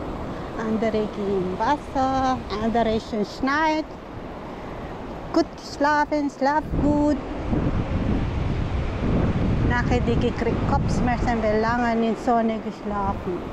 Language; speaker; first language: German; non-native, learner; Filipino